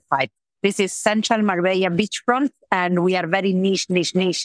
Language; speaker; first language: English; non-native, fluent; Italian